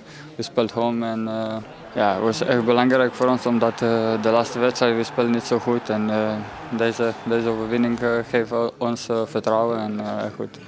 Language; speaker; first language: Dutch; non-native, learner; Slovenian